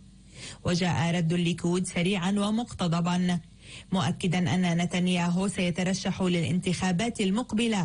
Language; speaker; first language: Arabic; native; Arabic